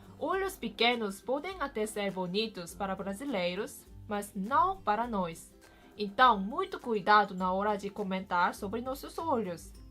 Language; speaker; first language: Portuguese; non-native, fluent; Korean